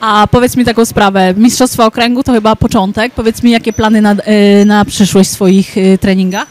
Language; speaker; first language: Polish; native; Polish